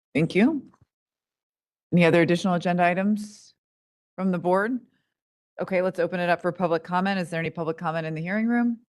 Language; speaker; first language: English; native; English